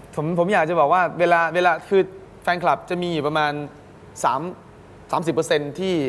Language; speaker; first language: Thai; native; Thai